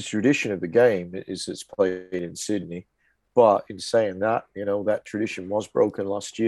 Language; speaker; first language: English; native; English